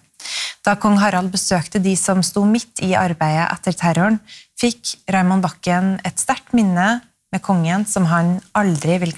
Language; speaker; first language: Norwegian; native; Norwegian